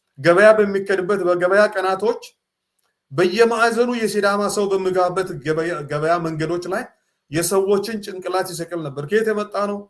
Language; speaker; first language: Amharic; non-native, local second language; Sidamo